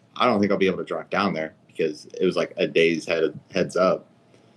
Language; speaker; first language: English; native; English